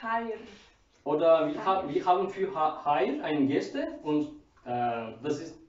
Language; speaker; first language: German; non-native, learner; Turkish